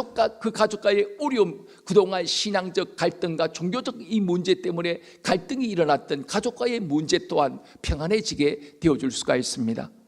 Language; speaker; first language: Korean; native; Korean